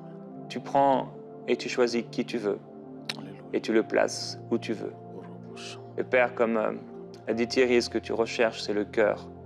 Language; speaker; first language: French; native; French